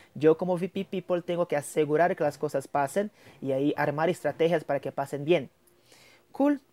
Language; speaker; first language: Spanish; non-native, fluent; Portuguese